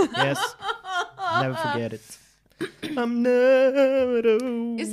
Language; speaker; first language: English; non-native, fluent; Swedish